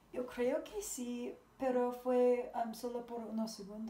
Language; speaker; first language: Spanish; non-native, learner; English